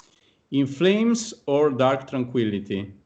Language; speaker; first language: English; non-native, fluent; Italian